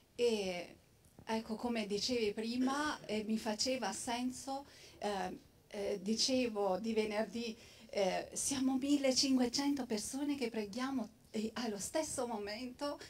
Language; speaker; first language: Italian; non-native, fluent; Albanian